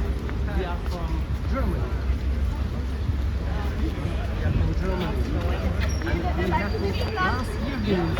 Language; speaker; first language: English; non-native, learner; German